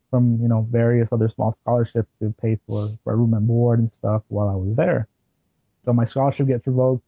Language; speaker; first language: English; early bilingual, other home language; Spanish